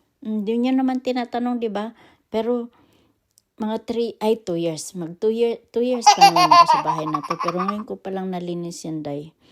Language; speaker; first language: Filipino; non-native, local second language; Cebuano